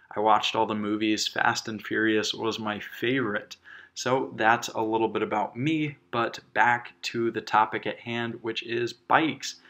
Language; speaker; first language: English; native; English